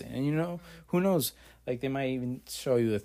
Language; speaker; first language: English; native; English